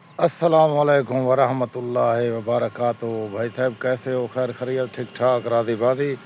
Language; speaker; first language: Urdu; non-native, local second language; Saraiki